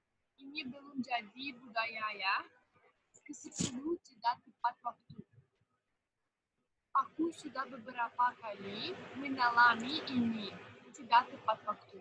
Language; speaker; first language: Indonesian; non-native, fluent; Russian